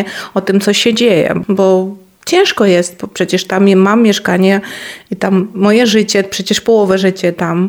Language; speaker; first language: Polish; non-native, fluent; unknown